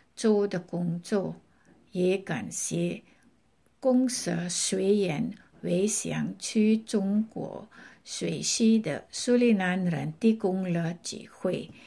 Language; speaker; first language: Chinese; non-native, fluent; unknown